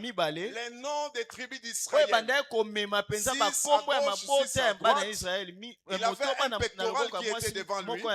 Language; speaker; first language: French; non-native, local second language; Lingala